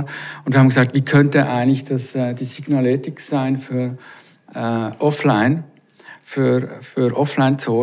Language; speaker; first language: German; native; German